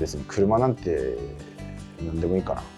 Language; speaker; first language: Japanese; native; Japanese